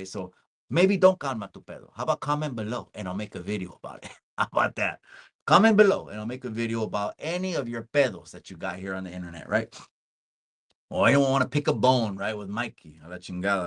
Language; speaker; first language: English; early bilingual, other home language; Spanish